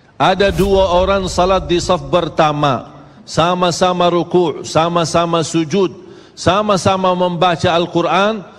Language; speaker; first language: Malay; native; Malay